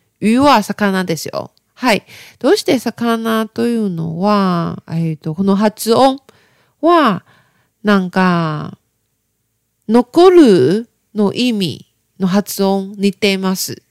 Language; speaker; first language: Japanese; non-native, learner; Chinese